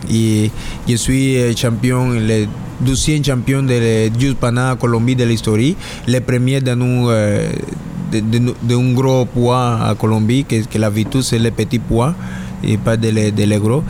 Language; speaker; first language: French; non-native, learner; Spanish